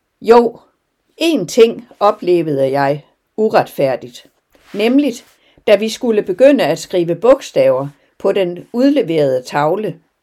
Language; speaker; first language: Danish; native; Danish